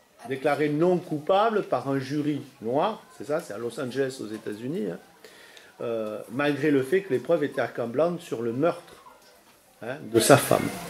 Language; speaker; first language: French; native; French